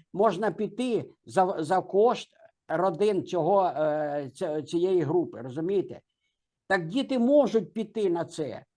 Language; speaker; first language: Ukrainian; native; Ukrainian